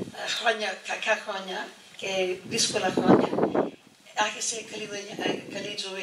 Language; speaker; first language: Greek; early bilingual, heritage; English